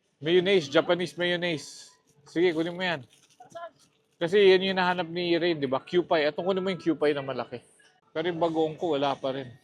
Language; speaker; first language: Filipino; non-native, local second language; Hiligaynon